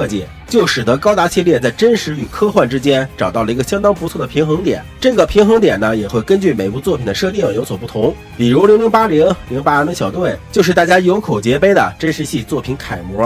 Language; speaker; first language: Chinese; native; Chinese